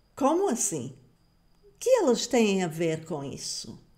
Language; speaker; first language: Portuguese; non-native, fluent; English